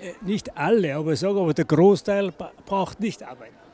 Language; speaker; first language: German; native; German